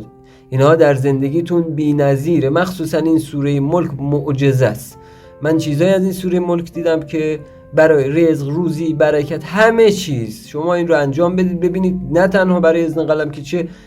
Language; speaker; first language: Persian; native; Persian